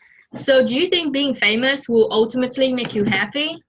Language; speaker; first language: English; non-native, fluent; Vietnamese